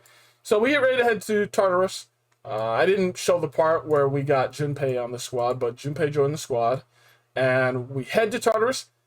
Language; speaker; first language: English; native; English